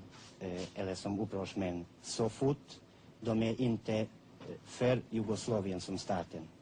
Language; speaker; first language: Swedish; non-native, fluent; Croatian